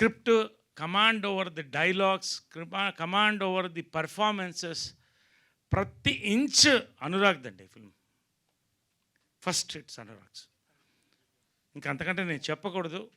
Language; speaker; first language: Telugu; native; Telugu